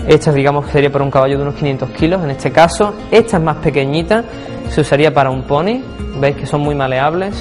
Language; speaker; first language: Spanish; native; Spanish